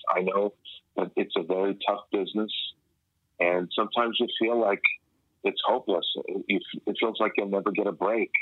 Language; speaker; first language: English; native; English